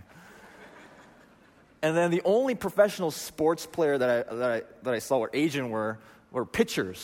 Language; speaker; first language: English; native; English